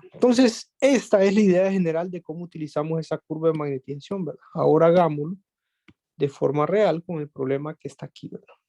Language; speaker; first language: Spanish; native; Spanish